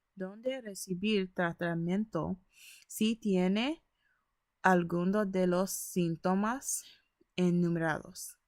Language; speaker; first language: Spanish; early bilingual, other home language; English